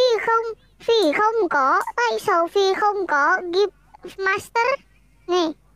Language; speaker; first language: Vietnamese; non-native, learner; Indonesian